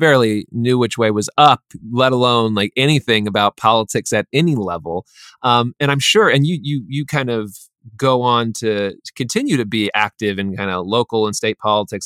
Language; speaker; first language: English; native; English